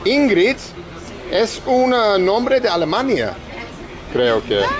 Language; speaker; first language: Spanish; non-native, learner; English